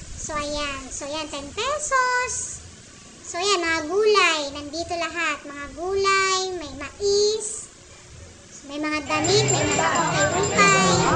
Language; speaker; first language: Filipino; native; Filipino